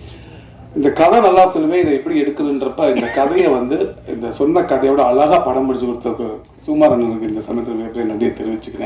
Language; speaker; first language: Tamil; native; Tamil